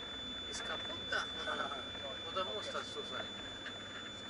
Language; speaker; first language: German; non-native, learner; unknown